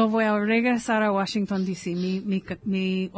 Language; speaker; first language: Spanish; non-native, fluent; English